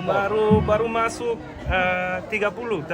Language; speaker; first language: Indonesian; non-native, learner; English